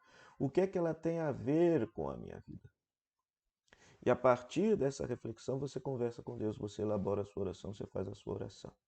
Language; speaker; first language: Portuguese; native; Portuguese